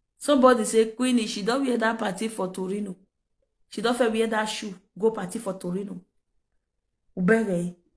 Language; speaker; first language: Nigerian Pidgin; non-native, local second language; Yoruba